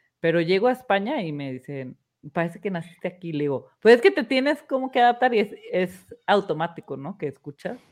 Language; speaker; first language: Spanish; early bilingual, heritage; Spanish